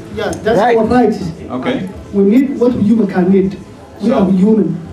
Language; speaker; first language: English; non-native, learner; Somali